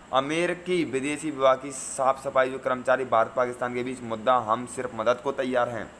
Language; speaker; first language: Hindi; native; Hindi